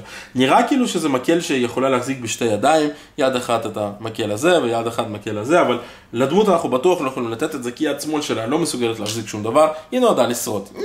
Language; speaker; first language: Hebrew; native; Hebrew